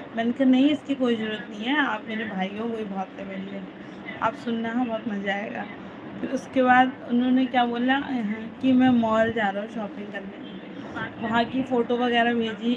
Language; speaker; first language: Hindi; native; Hindi